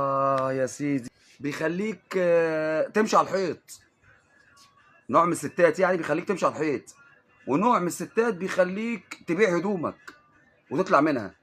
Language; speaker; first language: Arabic; native; Arabic